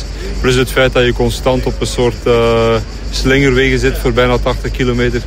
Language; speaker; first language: Dutch; native; Dutch